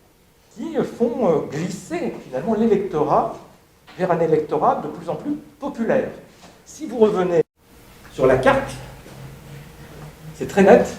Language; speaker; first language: French; native; French